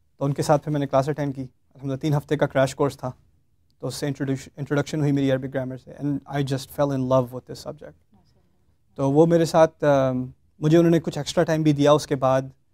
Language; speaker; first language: Urdu; native; Urdu